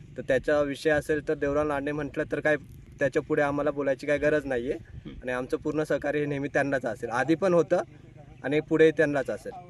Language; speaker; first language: Marathi; native; Marathi